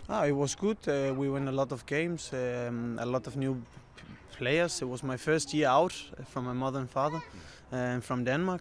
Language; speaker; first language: English; non-native, learner; Danish